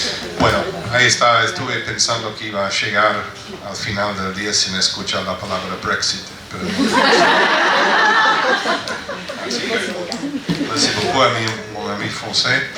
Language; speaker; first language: Spanish; non-native, fluent; English